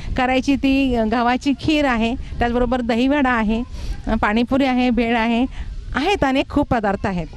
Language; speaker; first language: Marathi; native; Marathi